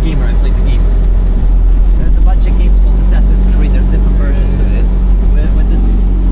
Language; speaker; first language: English; non-native, local second language; Italian